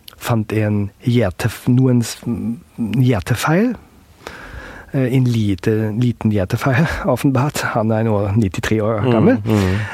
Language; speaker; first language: Norwegian; early bilingual, heritage; German